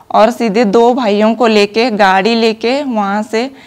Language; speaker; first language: Hindi; native; Hindi